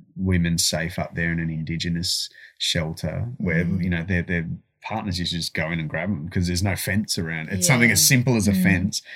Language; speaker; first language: English; native; English